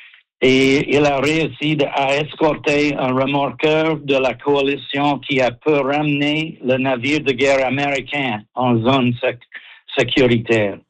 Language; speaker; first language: French; non-native, local second language; English